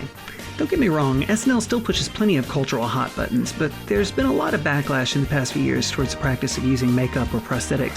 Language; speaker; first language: English; native; English